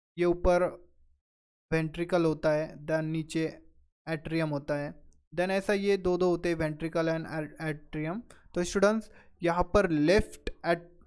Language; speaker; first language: Hindi; non-native, local second language; Marathi